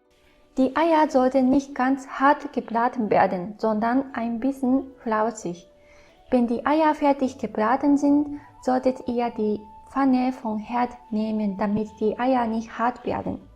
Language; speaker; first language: German; non-native, fluent; Japanese